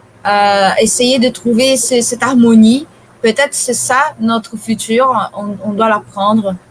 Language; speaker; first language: French; non-native, fluent; Portuguese